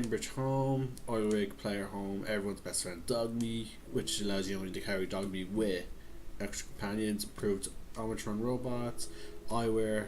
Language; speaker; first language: English; native; English